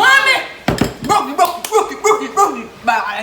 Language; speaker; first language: English; native; English